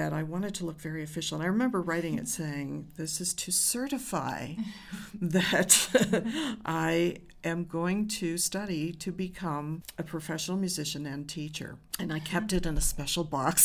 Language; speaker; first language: English; native; English